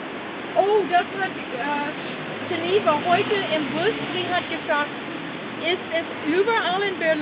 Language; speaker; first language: German; non-native, learner; English